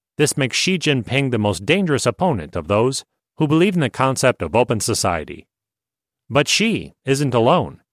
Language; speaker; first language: English; non-native, fluent; Hungarian